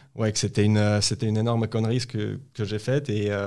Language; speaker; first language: French; non-native, fluent; Uzbek